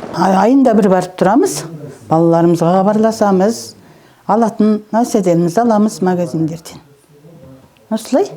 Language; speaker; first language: Kazakh; native; Kazakh